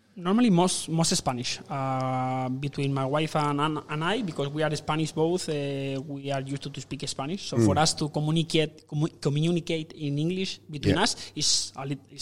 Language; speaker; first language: English; non-native, fluent; Spanish